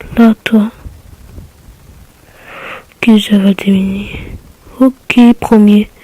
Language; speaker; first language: French; native; French